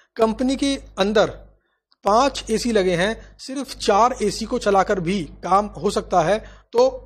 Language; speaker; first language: Hindi; native; Hindi